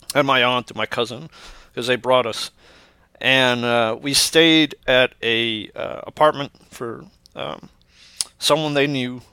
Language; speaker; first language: English; early bilingual, other home language; Spanish